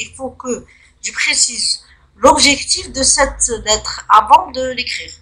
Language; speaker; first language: French; non-native, local second language; Arabic